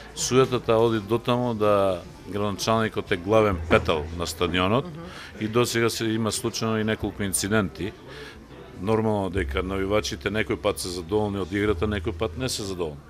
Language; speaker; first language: Macedonian; native; Macedonian